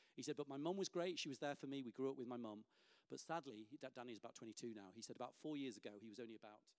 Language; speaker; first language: English; native; English